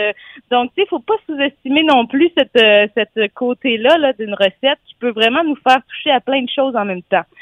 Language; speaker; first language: French; native; French